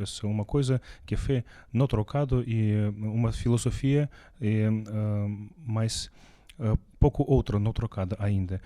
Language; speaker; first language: Portuguese; non-native, learner; Russian